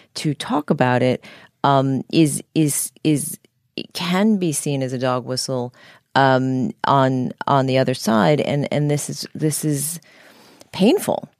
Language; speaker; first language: English; native; English